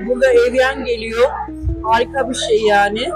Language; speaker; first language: Turkish; early bilingual, heritage; Turkish